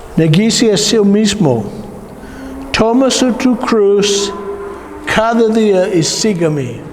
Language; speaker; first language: Spanish; non-native, learner; English